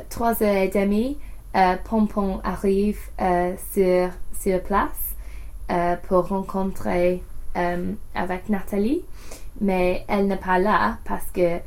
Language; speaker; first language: French; non-native, learner; English